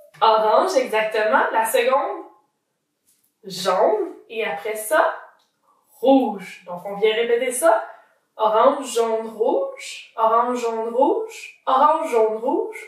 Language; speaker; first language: French; native; French